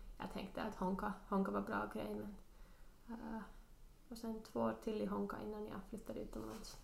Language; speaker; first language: Swedish; non-native, local second language; Finnish